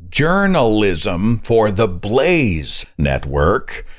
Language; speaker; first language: English; native; English